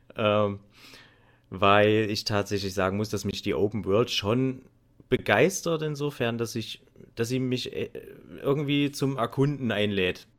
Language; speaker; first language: German; native; German